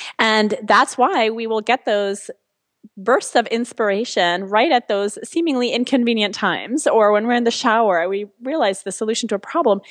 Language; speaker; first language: English; non-native, fluent; French